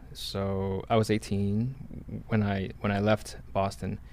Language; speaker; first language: English; native; English